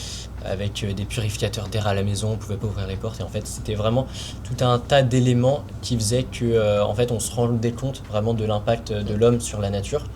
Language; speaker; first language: French; native; French